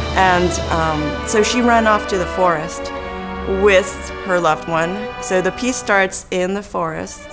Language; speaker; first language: English; native; English